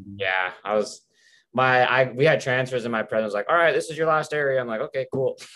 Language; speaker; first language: English; native; English